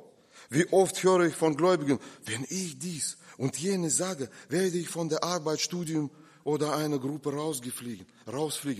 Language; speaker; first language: German; non-native, fluent; Russian